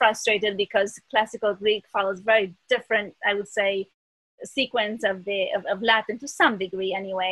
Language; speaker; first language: English; early bilingual, other home language; Romanian